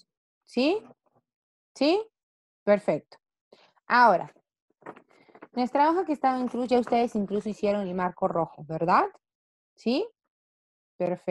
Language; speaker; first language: Spanish; native; Spanish